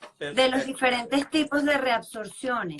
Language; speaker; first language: Spanish; native; Spanish